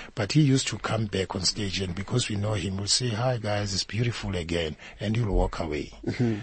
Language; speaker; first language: English; non-native, local second language; Zulu